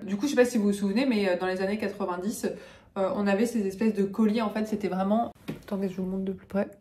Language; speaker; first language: French; native; French